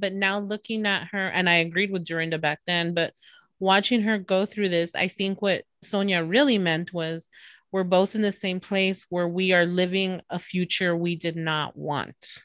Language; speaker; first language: English; early bilingual, other home language; Spanish